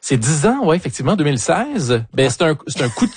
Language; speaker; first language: French; native; French